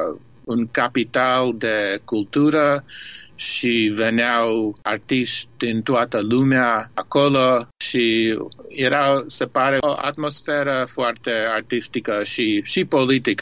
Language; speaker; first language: Romanian; early bilingual, heritage; Romanian